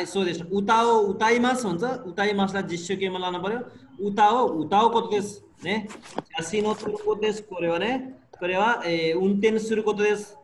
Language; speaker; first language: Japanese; non-native, fluent; Nepali